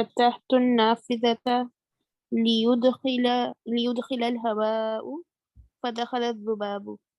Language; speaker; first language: Arabic; non-native, learner; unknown